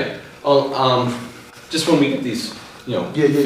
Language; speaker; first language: English; native; English